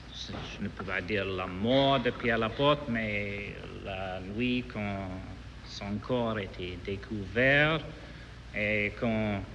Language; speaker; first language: French; non-native, learner; English